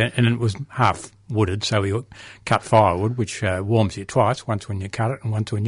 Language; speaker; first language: English; native; English